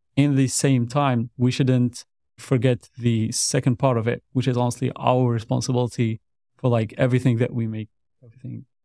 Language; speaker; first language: English; non-native, fluent; Arabic